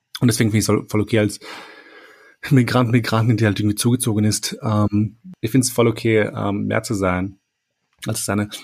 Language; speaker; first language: German; early bilingual, other home language; Albanian